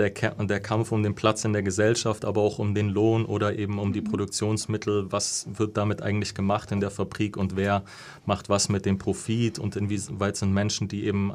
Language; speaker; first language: German; native; German